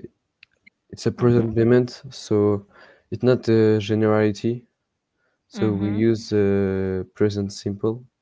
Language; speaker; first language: English; non-native, learner; French